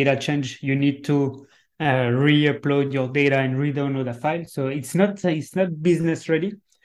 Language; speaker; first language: English; non-native, fluent; French